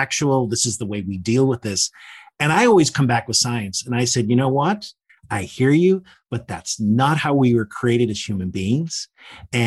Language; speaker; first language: English; native; English